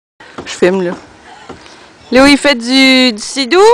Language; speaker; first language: French; native; French